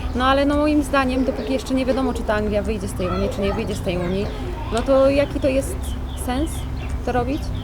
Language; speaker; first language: Polish; native; Polish